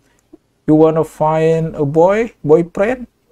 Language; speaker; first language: English; non-native, learner; Indonesian